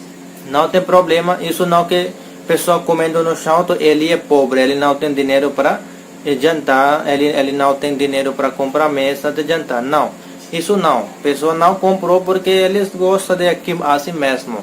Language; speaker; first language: Portuguese; non-native, learner; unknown